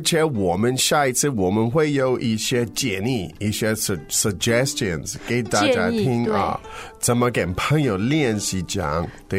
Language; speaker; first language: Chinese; non-native, fluent; English